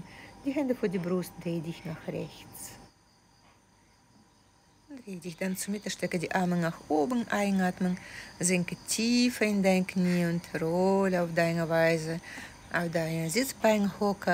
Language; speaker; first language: German; non-native, fluent; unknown